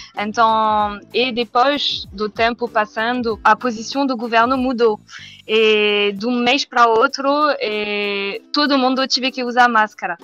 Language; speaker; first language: Portuguese; non-native, learner; French